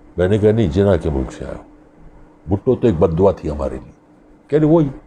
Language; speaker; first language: Urdu; native; Urdu